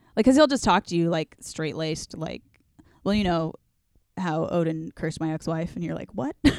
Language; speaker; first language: English; native; English